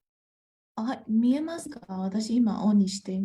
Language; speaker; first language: Japanese; non-native, fluent; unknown